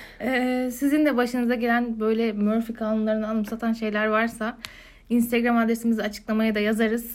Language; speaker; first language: Turkish; native; Turkish